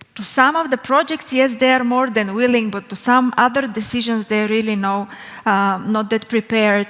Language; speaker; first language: English; non-native, fluent; Bulgarian